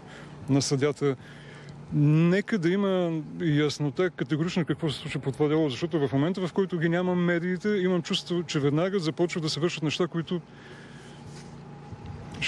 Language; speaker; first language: Bulgarian; native; Bulgarian